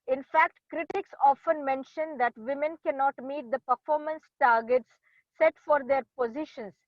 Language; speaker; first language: English; non-native, local second language; Marathi